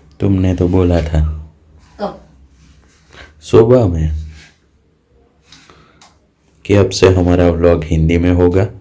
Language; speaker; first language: Hindi; non-native, local second language; Gujarati